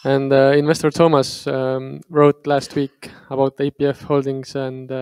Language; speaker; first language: English; non-native, fluent; Estonian